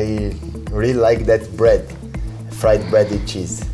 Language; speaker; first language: English; non-native, learner; Portuguese